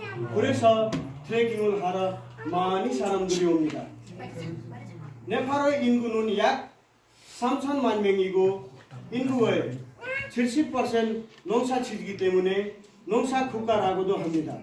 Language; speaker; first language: Korean; non-native, learner; Nepali